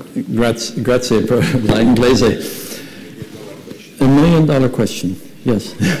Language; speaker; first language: Italian; non-native, learner; English